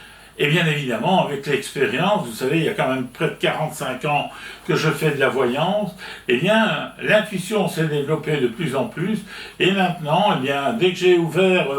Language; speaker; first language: French; native; French